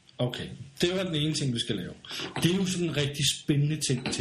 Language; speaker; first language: Danish; native; Danish